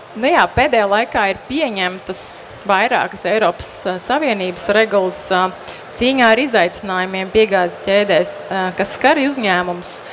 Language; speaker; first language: Latvian; native; Latvian